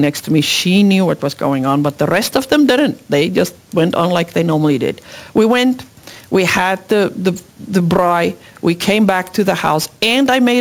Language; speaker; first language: English; non-native, local second language; Afrikaans